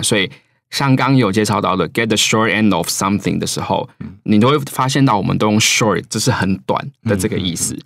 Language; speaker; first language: Chinese; native; Chinese